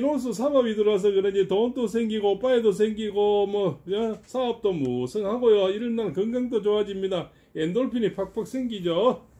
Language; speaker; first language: Korean; native; Korean